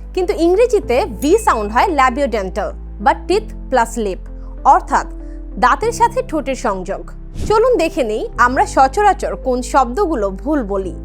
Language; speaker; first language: Bangla; native; Bangla